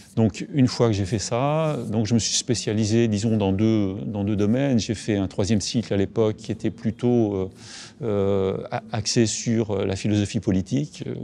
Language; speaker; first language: French; native; French